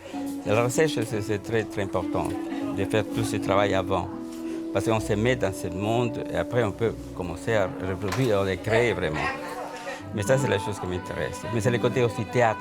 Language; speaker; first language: French; non-native, fluent; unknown